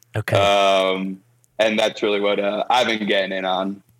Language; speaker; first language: English; native; English